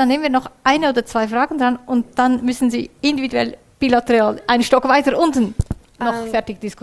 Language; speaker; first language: German; native; German